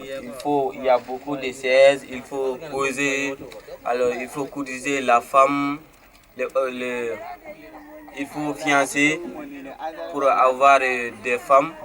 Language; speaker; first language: French; non-native, learner; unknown